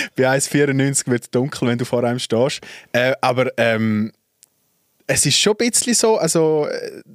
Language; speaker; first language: Swiss German; native; Swiss German